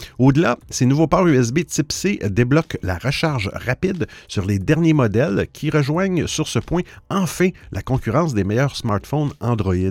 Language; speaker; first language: French; native; French